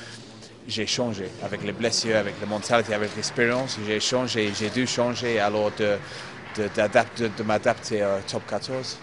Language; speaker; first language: French; non-native, fluent; English